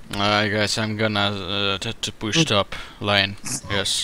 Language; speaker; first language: English; non-native, learner; Russian